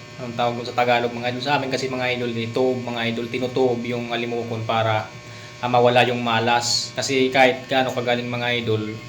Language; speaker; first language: Filipino; non-native, local second language; Bikol